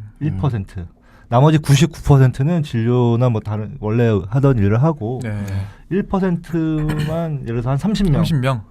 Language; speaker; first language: Korean; native; Korean